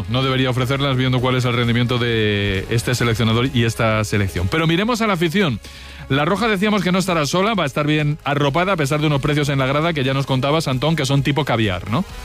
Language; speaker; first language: Spanish; native; Spanish